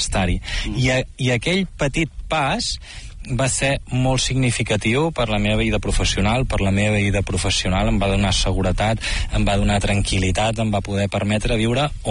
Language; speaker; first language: Catalan; native; Catalan